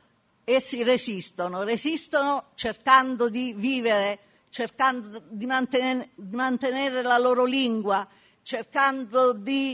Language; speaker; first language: Italian; native; Italian